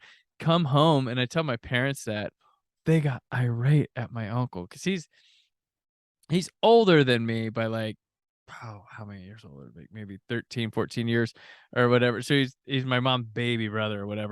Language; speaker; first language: English; native; English